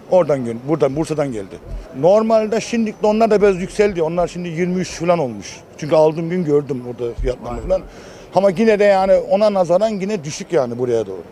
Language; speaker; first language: Turkish; early bilingual, heritage; Turkish